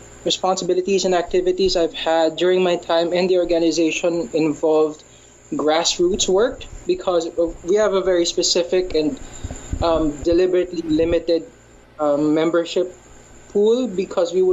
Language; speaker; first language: English; non-native, local second language; Hiligaynon